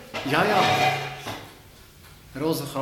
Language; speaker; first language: German; native; German